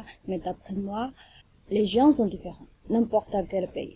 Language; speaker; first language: French; non-native, learner; Chinese